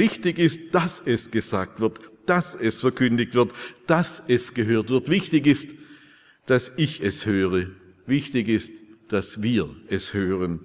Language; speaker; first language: German; native; German